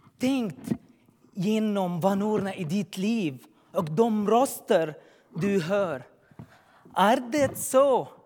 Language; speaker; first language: Swedish; non-native, learner; Arabic